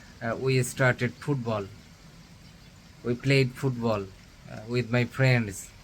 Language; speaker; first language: English; non-native, learner; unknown